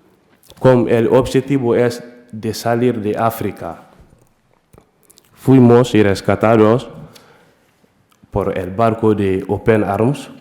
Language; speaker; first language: Spanish; non-native, learner; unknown